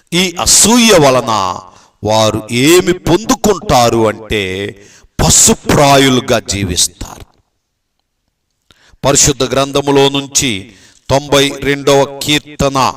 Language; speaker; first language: Telugu; native; Telugu